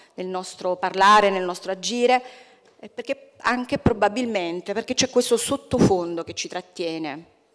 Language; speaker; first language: Italian; native; Italian